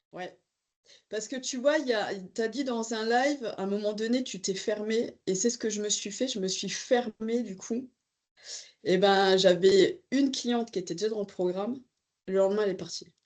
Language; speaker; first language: French; native; French